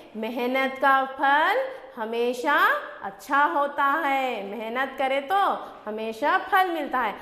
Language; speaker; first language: Hindi; native; Hindi